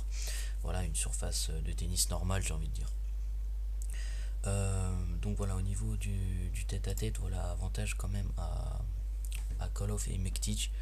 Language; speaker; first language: French; native; French